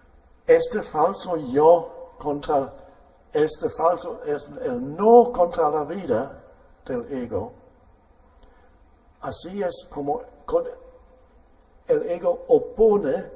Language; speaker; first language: Spanish; non-native, fluent; German